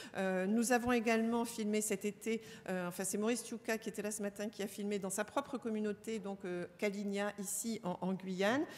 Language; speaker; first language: French; native; French